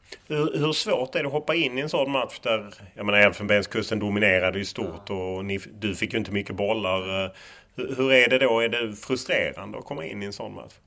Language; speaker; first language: Swedish; native; Swedish